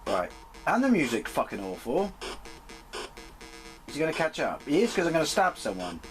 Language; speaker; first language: English; native; English